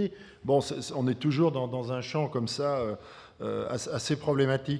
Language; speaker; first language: French; native; French